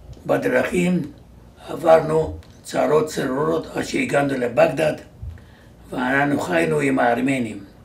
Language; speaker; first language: Hebrew; non-native, fluent; Georgian